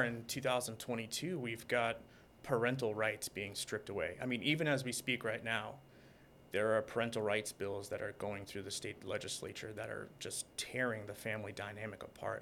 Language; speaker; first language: English; native; English